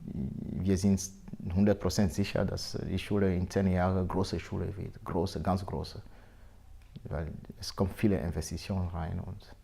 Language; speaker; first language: German; non-native, fluent; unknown